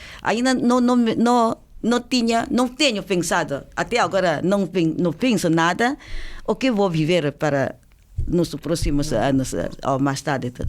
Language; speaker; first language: Portuguese; non-native, fluent; Chinese